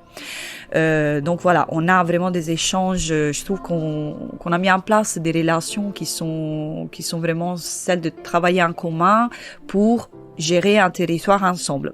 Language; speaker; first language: French; native; French